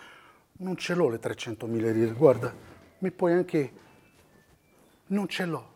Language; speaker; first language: Italian; non-native, fluent; Arabic